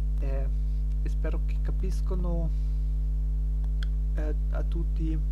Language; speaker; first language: Italian; non-native, learner; German